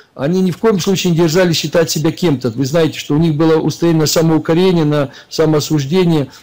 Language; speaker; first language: Russian; native; Russian